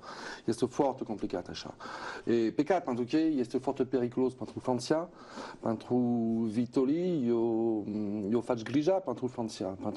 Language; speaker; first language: Romanian; non-native, learner; French